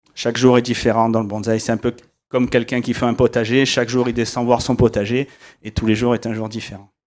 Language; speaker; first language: French; native; French